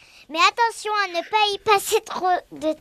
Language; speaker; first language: French; native; French